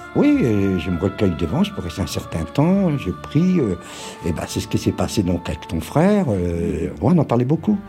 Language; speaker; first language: French; native; French